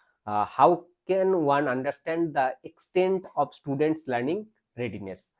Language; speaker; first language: English; non-native, local second language; Bangla